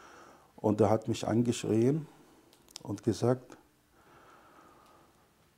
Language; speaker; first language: German; non-native, fluent; Arabic